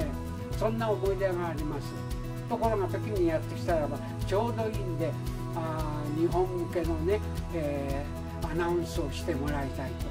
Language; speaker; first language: Japanese; native; Japanese